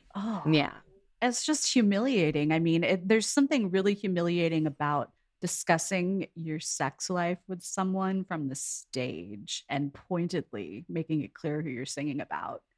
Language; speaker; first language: English; native; English